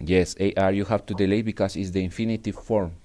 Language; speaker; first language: English; non-native, fluent; Spanish